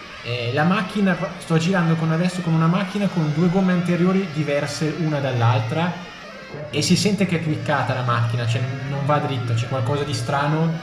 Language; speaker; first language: Italian; native; Italian